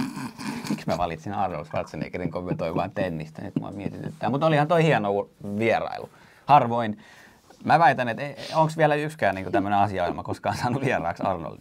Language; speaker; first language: Finnish; native; Finnish